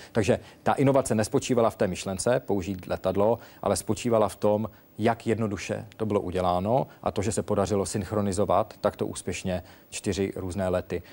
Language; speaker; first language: Czech; native; Czech